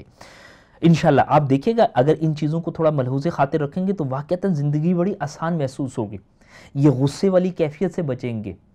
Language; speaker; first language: Urdu; native; Urdu